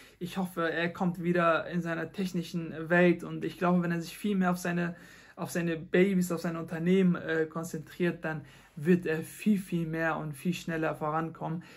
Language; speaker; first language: German; non-native, fluent; Persian